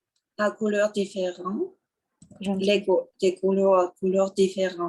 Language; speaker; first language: French; non-native, learner; Russian